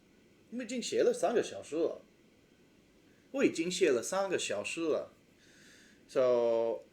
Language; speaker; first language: Chinese; non-native, learner; English